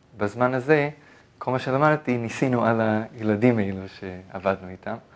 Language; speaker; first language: Hebrew; non-native, fluent; English